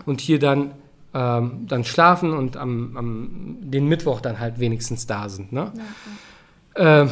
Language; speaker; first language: German; early bilingual, other home language; Turkish